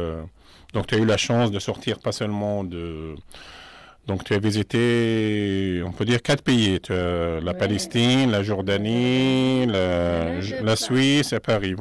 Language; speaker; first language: French; non-native, local second language; Arabic